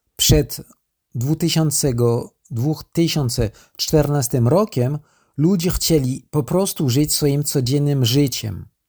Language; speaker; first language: Polish; non-native, learner; French